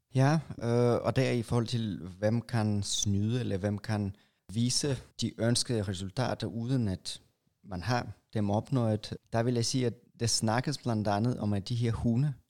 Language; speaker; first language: Danish; non-native, fluent; Russian